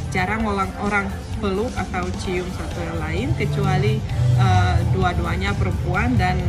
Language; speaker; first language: Indonesian; non-native, fluent; Russian